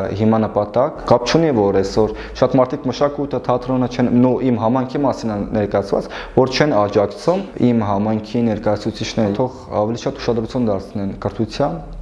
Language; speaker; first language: Armenian; non-native, local second language; Kurdish